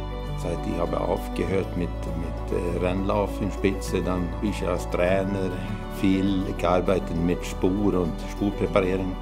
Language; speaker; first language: German; non-native, fluent; Swedish